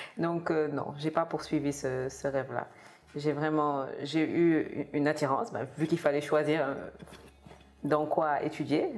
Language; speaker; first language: French; non-native, local second language; Kabuverdianu